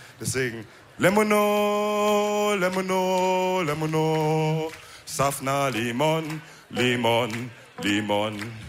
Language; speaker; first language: German; early bilingual, other home language; Wolof